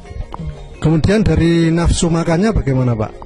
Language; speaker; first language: Indonesian; native; Indonesian